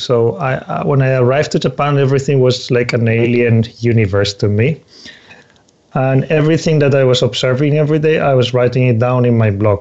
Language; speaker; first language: English; non-native, fluent; Spanish